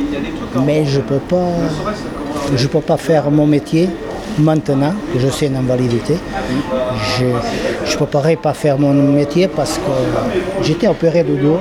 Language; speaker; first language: French; non-native, fluent; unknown